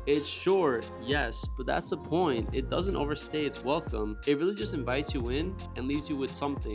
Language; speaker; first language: English; native; English